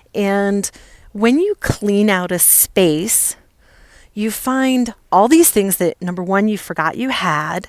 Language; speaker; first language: English; native; English